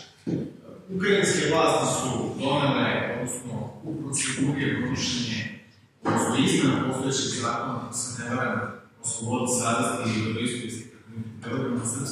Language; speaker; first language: Serbian; native; Serbian